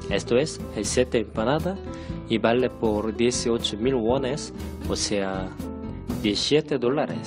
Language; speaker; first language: Spanish; non-native, fluent; Korean